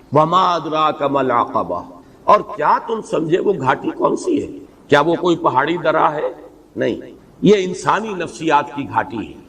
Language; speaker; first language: Urdu; native; Urdu